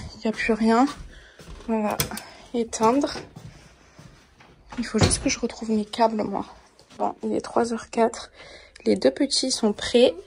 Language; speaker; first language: French; native; French